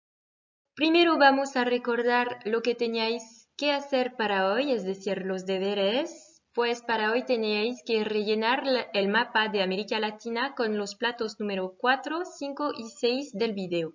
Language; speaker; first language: Spanish; non-native, fluent; French